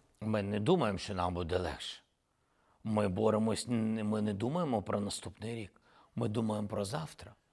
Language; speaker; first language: Ukrainian; non-native, local second language; Russian